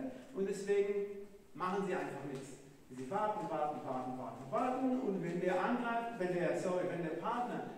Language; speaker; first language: German; non-native, fluent; Hebrew